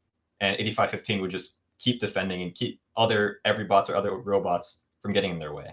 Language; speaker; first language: English; native; English